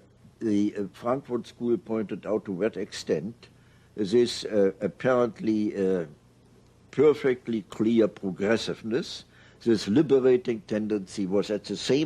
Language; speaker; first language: English; non-native, fluent; German